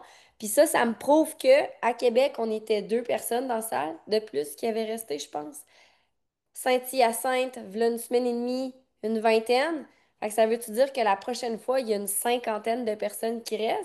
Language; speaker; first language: French; native; French